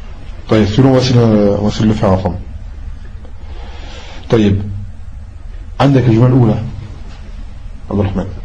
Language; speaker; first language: Arabic; non-native, fluent; French